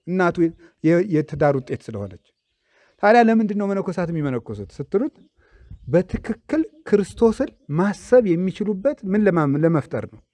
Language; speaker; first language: Amharic; native; Amharic